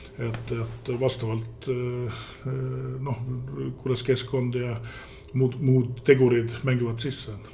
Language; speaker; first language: Estonian; early bilingual, heritage; Estonian